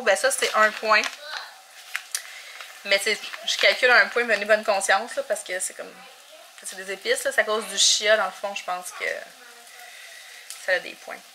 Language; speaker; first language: French; native; French